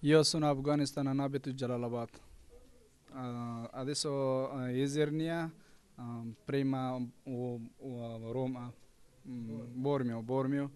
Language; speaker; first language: Italian; non-native, learner; Pashto